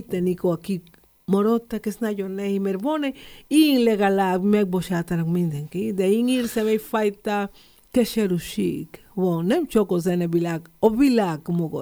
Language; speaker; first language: Hungarian; non-native, fluent; Spanish